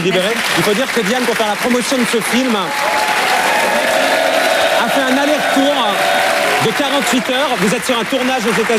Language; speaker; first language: French; native; French